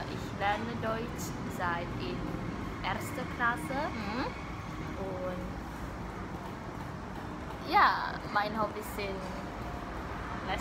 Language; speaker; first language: German; non-native, learner; Indonesian